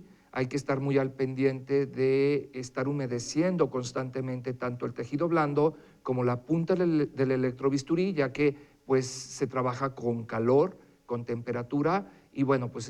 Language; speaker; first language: Spanish; native; Spanish